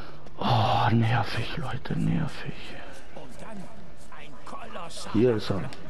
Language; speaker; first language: German; native; German